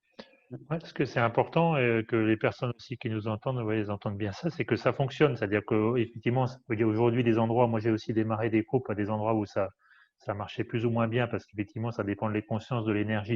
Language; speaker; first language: French; native; French